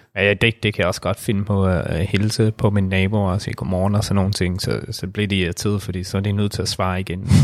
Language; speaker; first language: Danish; non-native, fluent; English